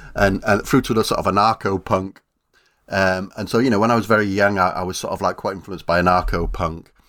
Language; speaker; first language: English; native; English